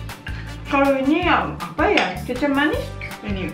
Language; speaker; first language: Indonesian; non-native, learner; Japanese